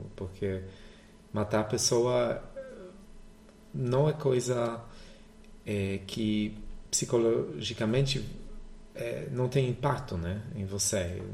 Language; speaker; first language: Portuguese; non-native, fluent; Polish